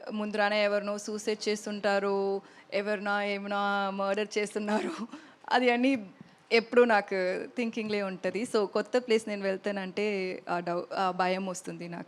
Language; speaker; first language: Telugu; non-native, learner; Tamil